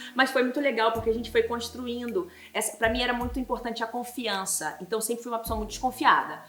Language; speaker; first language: Portuguese; native; Portuguese